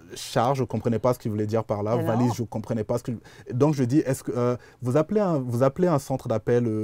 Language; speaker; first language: French; native; French